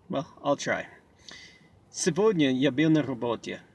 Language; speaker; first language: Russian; non-native, learner; English